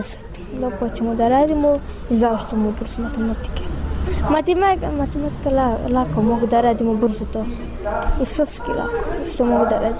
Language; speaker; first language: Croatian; early bilingual, other home language; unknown